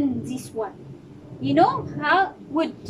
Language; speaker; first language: English; non-native, learner; Amharic